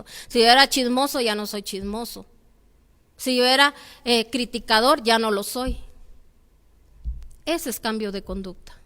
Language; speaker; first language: Spanish; native; Spanish